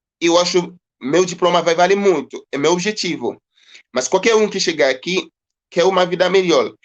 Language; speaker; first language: Portuguese; non-native, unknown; Haitian Creole